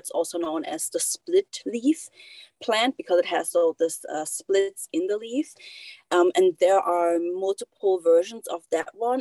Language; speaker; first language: English; non-native, fluent; German